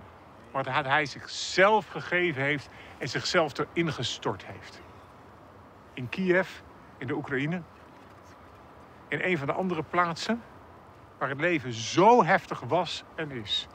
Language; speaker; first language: Dutch; native; Dutch